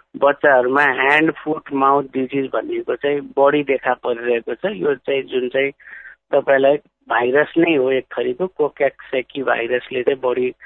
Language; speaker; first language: Nepali; non-native, local second language; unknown